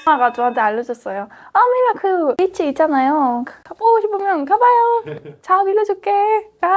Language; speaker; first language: Korean; non-native, fluent; Spanish